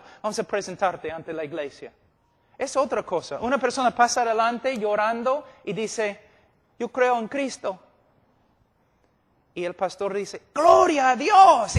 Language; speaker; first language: Spanish; non-native, fluent; English